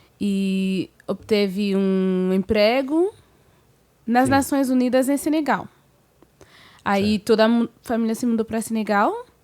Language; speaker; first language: Portuguese; non-native, fluent; French